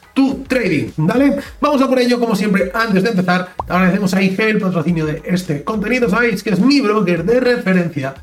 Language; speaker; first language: Spanish; native; Spanish